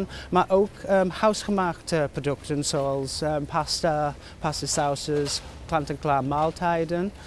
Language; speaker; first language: Dutch; non-native, fluent; English